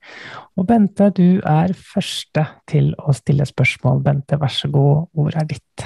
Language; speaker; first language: Norwegian; native; Norwegian